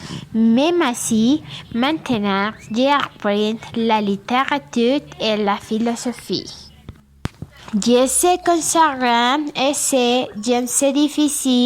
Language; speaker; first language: French; non-native, learner; Spanish